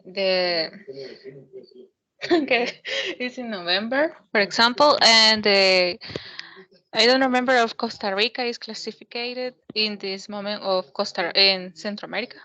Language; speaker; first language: English; non-native, learner; Spanish